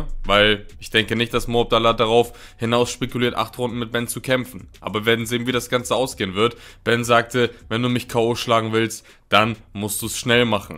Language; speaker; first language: German; native; German